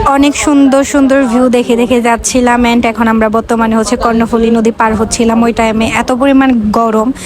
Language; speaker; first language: Bangla; native; Bangla